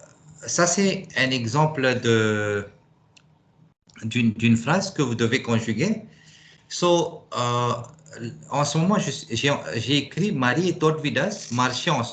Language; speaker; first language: French; non-native, fluent; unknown